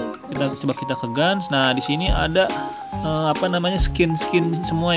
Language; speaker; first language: Indonesian; native; Indonesian